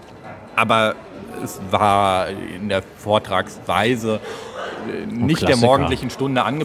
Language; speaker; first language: German; native; German